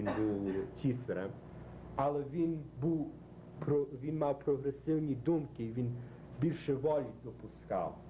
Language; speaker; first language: Ukrainian; early bilingual, heritage; Ukrainian